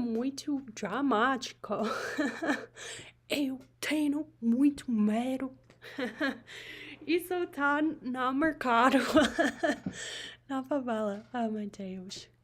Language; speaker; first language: Portuguese; non-native, learner; English